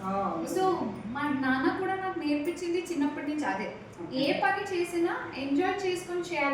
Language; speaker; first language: Telugu; non-native, local second language; Kannada